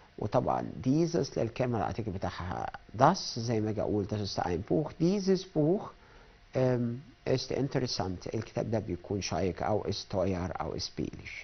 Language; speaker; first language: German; non-native, fluent; Arabic